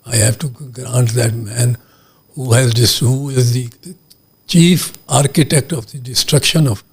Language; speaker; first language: English; non-native, local second language; Urdu